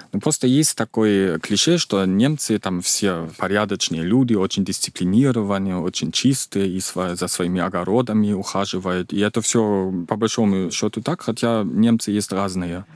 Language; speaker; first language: Russian; non-native, fluent; German